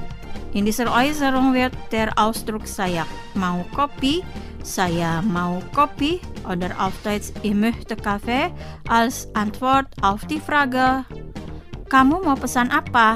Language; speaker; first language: German; non-native, fluent; Indonesian